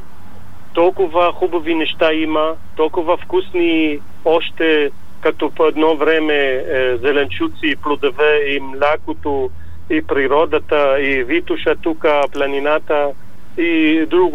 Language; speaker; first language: Bulgarian; non-native, learner; Arabic